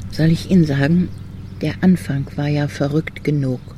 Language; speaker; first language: German; native; German